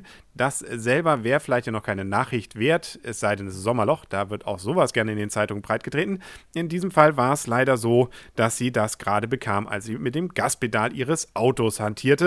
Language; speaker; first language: German; native; German